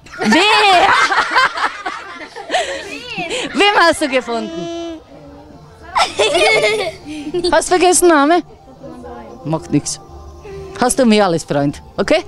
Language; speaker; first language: German; non-native, learner; Croatian